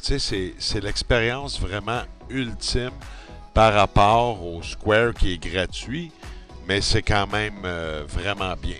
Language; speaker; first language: French; native; French